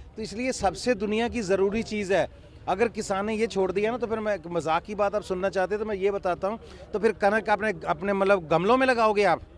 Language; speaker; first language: Hindi; non-native, local second language; Punjabi